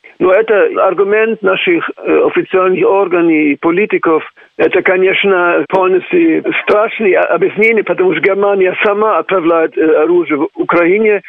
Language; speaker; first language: Russian; non-native, fluent; German